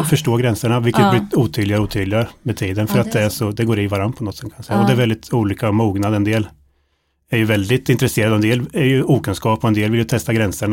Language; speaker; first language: Swedish; native; Swedish